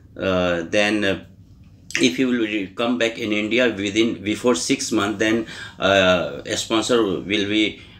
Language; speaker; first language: English; non-native, learner; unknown